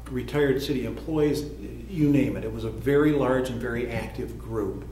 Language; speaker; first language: English; native; English